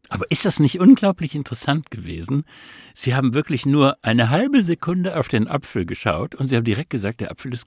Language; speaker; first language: German; native; German